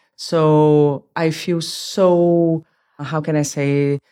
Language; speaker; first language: English; non-native, fluent; Portuguese